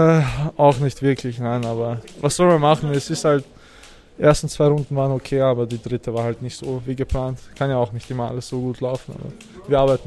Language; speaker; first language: German; early bilingual, other home language; Serbian